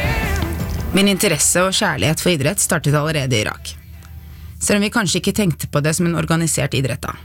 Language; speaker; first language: Norwegian; early bilingual, other home language; Arabic